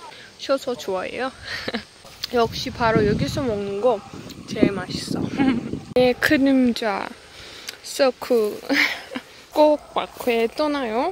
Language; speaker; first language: Korean; non-native, learner; Azerbaijani